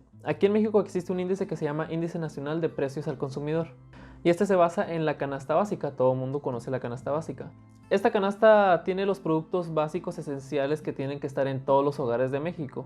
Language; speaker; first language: Spanish; native; Spanish